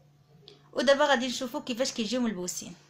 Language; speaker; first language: Arabic; native; Arabic